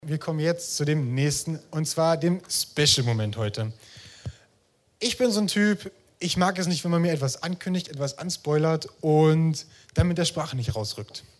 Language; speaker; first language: German; native; German